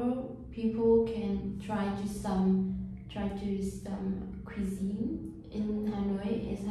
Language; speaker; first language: English; non-native, learner; Vietnamese